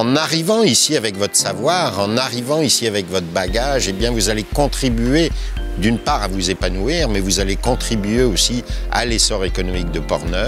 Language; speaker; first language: French; native; French